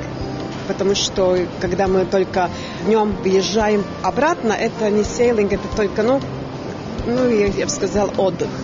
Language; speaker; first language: Russian; non-native, fluent; Latvian